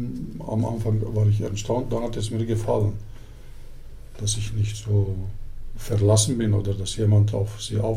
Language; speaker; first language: German; early bilingual, other home language; Turkish